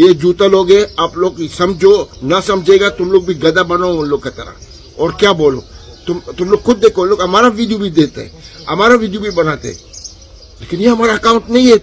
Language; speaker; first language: Hindi; non-native, fluent; Arabic